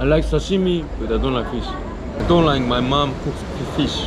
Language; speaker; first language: English; non-native, learner; Korean